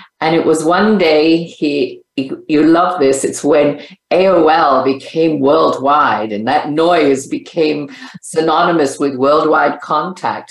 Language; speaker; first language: English; native; English